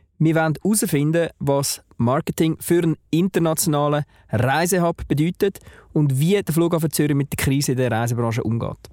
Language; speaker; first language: German; native; German